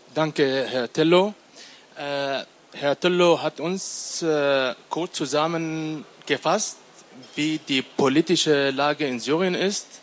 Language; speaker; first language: German; non-native, learner; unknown